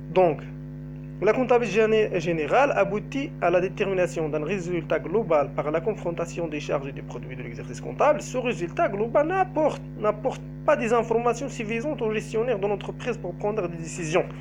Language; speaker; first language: French; non-native, local second language; Arabic